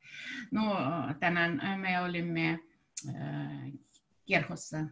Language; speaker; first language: Finnish; non-native, learner; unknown